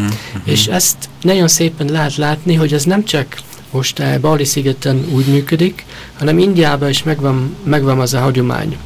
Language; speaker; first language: Hungarian; early bilingual, heritage; Hungarian